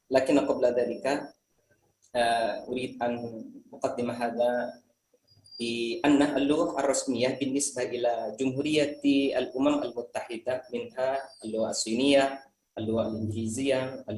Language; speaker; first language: Arabic; non-native, fluent; Indonesian